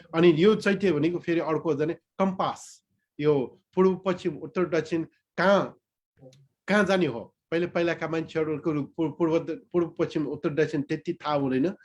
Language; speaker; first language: Nepali; non-native, local second language; Newari